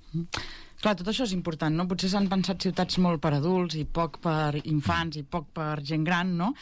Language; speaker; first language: Catalan; native; Catalan